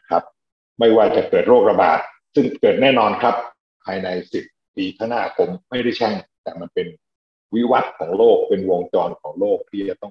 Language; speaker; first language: Thai; native; Thai